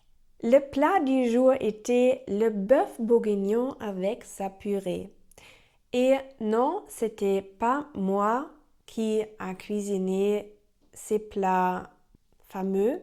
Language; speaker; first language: French; non-native, learner; German